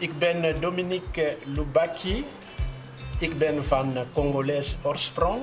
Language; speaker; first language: Dutch; non-native, fluent; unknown